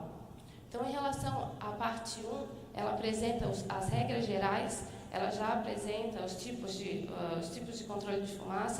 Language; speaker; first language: Portuguese; native; Portuguese